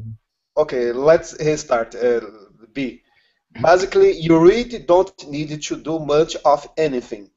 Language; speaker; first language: English; non-native, learner; Portuguese